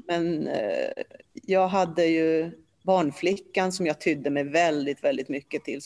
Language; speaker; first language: Swedish; early bilingual, other home language; Polish